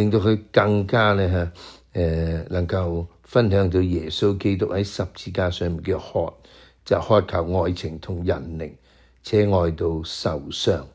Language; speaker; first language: Chinese; non-native, local second language; Cantonese